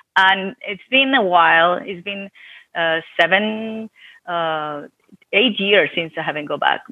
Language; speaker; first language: English; non-native, fluent; Spanish